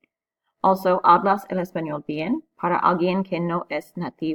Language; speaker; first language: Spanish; non-native, fluent; English